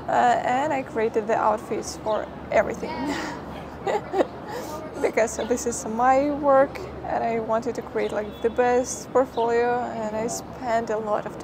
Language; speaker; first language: English; non-native, fluent; Ukrainian